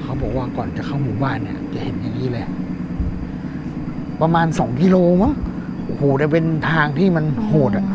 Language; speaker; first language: Thai; native; Thai